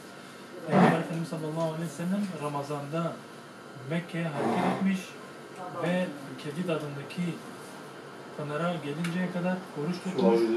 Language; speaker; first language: Turkish; native; Turkish